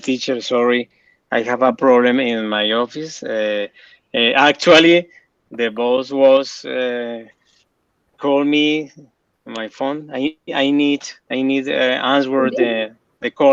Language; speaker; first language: English; non-native, learner; Spanish